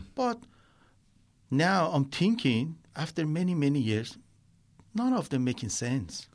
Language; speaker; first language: English; non-native, learner; Persian